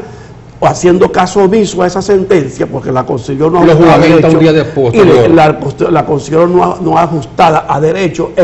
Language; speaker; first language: Spanish; native; Spanish